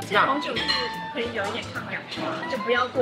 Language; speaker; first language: Chinese; native; Chinese